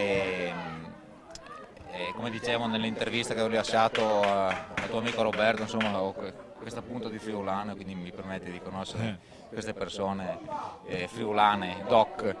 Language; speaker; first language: Italian; native; Italian